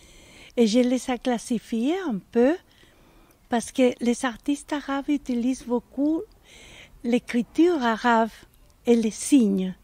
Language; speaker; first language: French; non-native, fluent; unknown